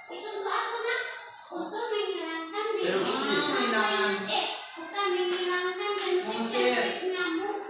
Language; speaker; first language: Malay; non-native, local second language; Minangkabau